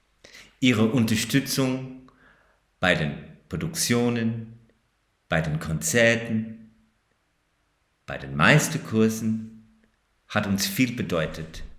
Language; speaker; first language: German; non-native, fluent; English